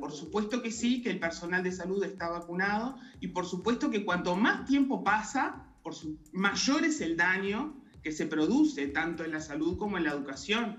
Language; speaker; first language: Spanish; native; Spanish